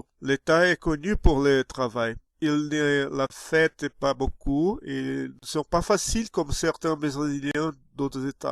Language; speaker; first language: French; non-native, fluent; Portuguese